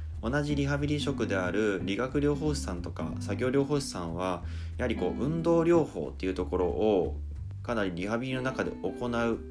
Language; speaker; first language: Japanese; native; Japanese